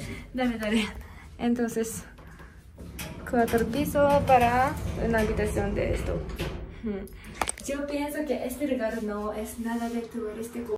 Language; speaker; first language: Spanish; non-native, fluent; Japanese